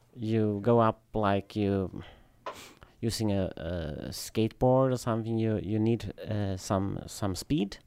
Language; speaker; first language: English; non-native, fluent; Swedish